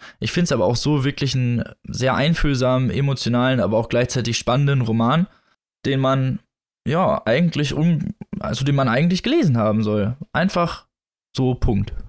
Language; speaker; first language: German; native; German